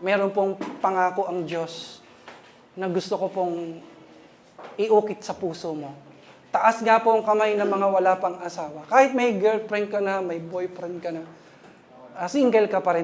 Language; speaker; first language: Filipino; native; Filipino